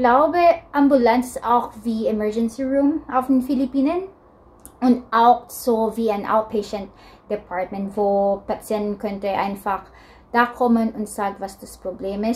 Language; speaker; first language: German; non-native, learner; Filipino